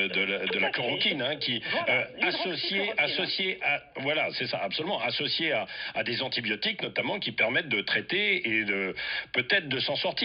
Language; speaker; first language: French; native; French